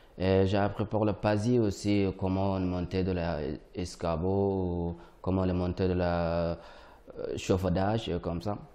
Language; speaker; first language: French; non-native, learner; Arabic